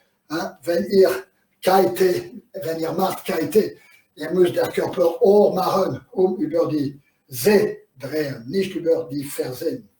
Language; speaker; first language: German; non-native, learner; French